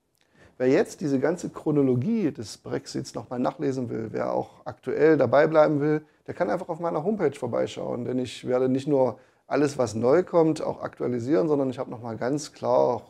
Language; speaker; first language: German; native; German